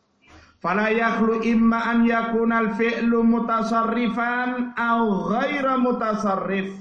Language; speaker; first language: Arabic; non-native, fluent; Indonesian